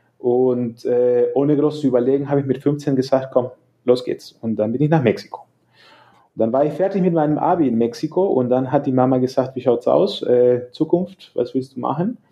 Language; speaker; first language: German; non-native, fluent; Spanish